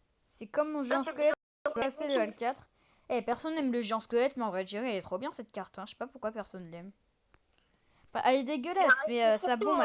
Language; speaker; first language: French; native; French